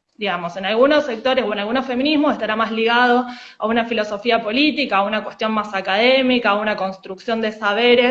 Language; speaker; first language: Spanish; native; Spanish